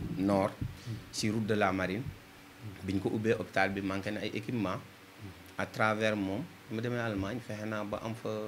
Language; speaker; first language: Wolof; native; Wolof